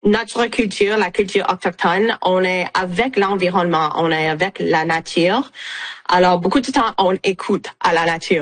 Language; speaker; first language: French; non-native, local second language; English